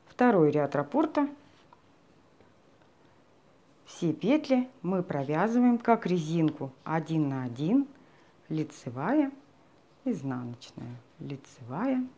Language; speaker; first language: Russian; native; Russian